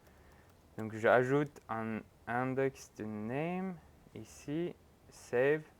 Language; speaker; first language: French; non-native, fluent; Norwegian